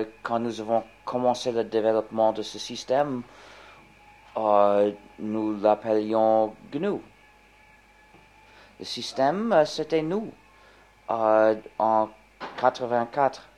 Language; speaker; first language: French; non-native, fluent; English